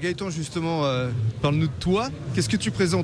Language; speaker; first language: French; native; French